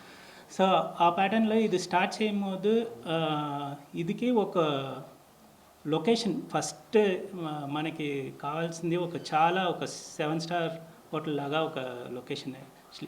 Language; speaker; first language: Telugu; non-native, learner; Tamil